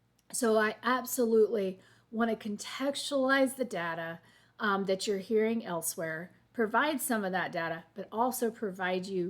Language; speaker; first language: English; native; English